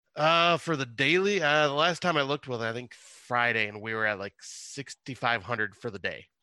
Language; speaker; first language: English; native; English